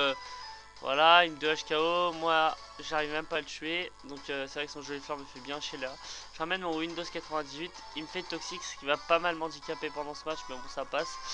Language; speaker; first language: French; native; French